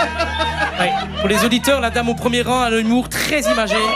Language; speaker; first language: French; native; French